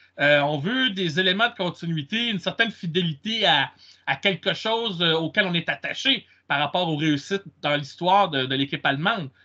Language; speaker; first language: French; native; French